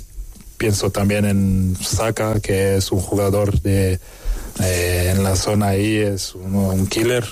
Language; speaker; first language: Spanish; non-native, fluent; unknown